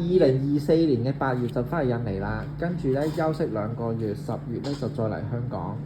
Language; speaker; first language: Cantonese; native; Cantonese